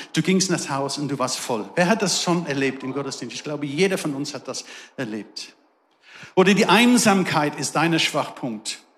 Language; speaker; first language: German; non-native, fluent; English